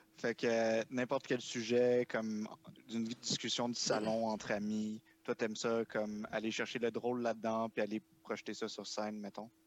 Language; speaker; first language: French; native; French